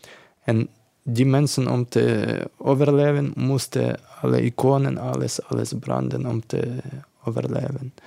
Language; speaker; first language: Dutch; non-native, learner; Ukrainian